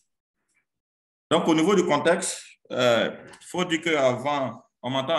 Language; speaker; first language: French; non-native, local second language; Mossi